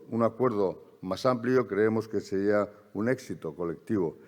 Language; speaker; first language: Spanish; native; Spanish